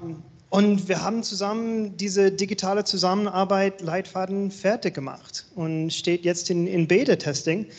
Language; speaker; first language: German; non-native, learner; English